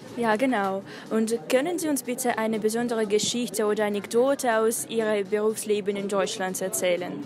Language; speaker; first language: German; non-native, learner; Russian